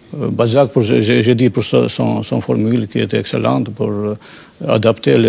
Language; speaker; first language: French; non-native, fluent; Albanian